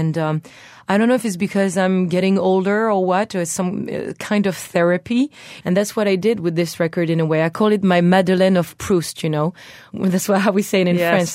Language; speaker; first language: English; non-native, fluent; French